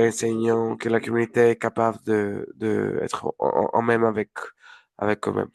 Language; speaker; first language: French; non-native, learner; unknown